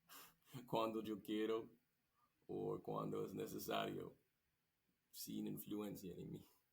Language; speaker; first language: Spanish; non-native, learner; English